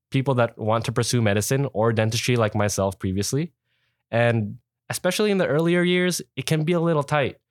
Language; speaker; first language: English; early bilingual, other home language; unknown